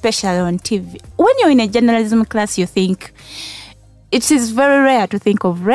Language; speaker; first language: English; non-native, local second language; Ganda